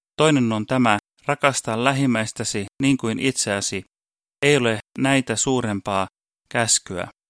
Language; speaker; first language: Finnish; early bilingual, heritage; Finnish